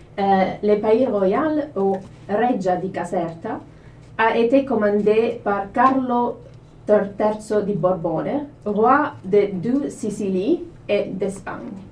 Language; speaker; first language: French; non-native, learner; Italian